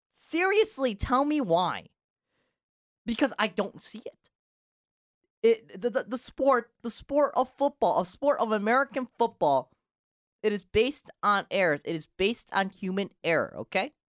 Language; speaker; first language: English; early bilingual, other home language; Japanese